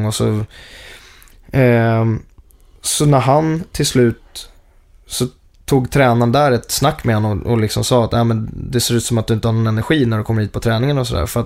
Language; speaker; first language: Swedish; native; Swedish